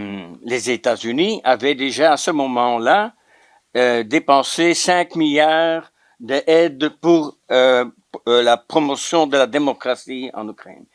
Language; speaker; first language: French; non-native, local second language; Dutch